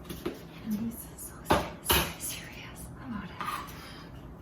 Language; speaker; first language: English; native; English